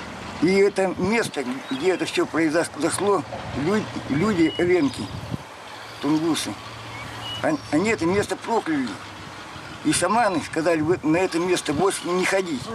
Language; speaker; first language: Russian; native; Russian